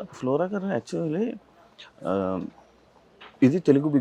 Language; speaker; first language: Telugu; native; Telugu